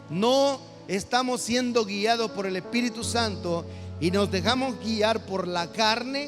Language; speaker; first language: Spanish; native; Spanish